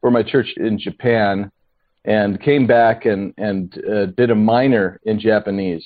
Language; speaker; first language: English; native; English